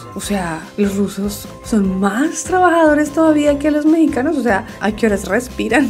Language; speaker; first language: Spanish; native; Spanish